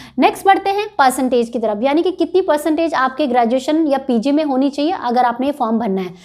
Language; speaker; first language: Hindi; native; Hindi